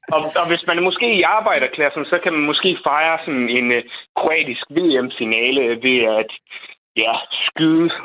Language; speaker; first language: Danish; non-native, fluent; Croatian